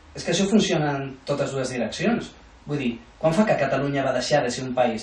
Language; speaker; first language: Catalan; non-native, local second language; Spanish